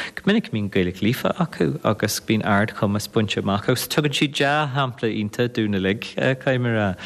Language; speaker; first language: Irish; native; Irish